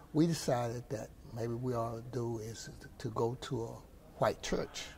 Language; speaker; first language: English; native; English